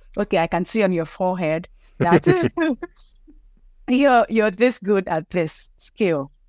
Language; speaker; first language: English; non-native, local second language; Yoruba